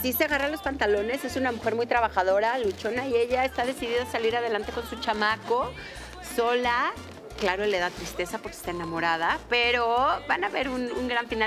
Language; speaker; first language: Spanish; native; Spanish